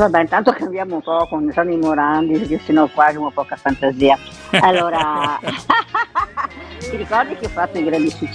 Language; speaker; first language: Italian; non-native, local second language; Venetian